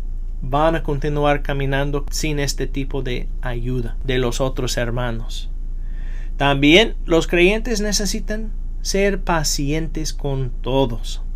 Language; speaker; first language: Spanish; non-native, fluent; English